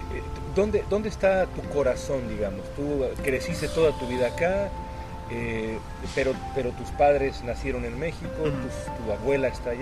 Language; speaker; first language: Spanish; native; Spanish